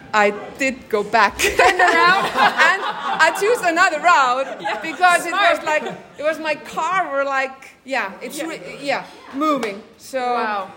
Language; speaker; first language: English; non-native, fluent; Danish